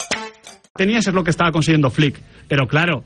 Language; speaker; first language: Spanish; native; Spanish